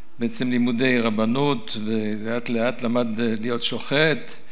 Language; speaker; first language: Hebrew; early bilingual, other home language; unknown